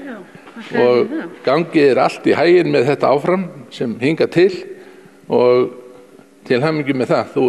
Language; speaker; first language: Icelandic; native; Icelandic